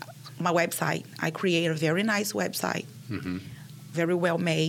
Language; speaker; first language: English; non-native, fluent; Portuguese